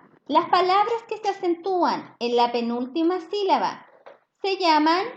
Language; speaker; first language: Spanish; native; Spanish